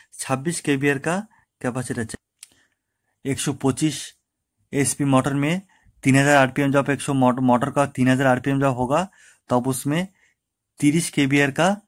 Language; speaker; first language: Hindi; non-native, local second language; Bangla